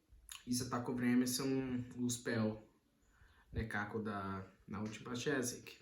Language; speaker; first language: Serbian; non-native, learner; Portuguese